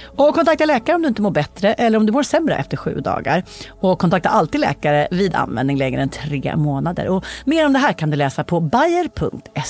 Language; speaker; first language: Swedish; native; Swedish